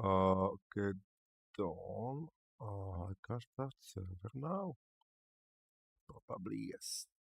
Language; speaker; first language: English; non-native, learner; Slovak